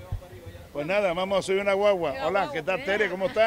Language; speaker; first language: Spanish; native; Spanish